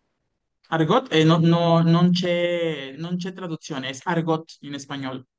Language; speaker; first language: Italian; non-native, fluent; Spanish